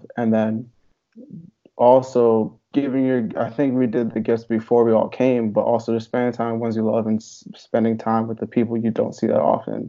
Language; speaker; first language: English; native; English